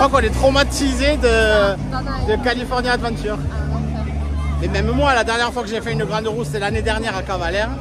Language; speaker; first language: French; native; French